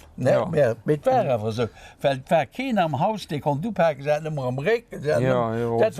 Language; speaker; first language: Luxembourgish; native; Luxembourgish